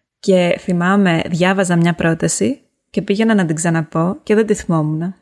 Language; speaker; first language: Greek; native; Greek